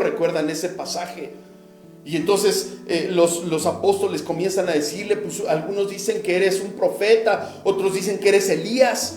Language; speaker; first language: Spanish; native; Spanish